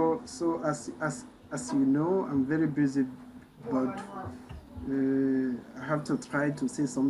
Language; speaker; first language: English; non-native, learner; French